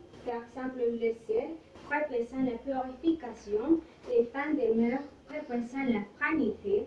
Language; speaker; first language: French; non-native, learner; Spanish